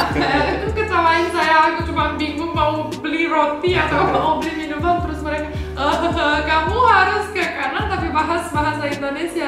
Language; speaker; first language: Indonesian; non-native, fluent; Romanian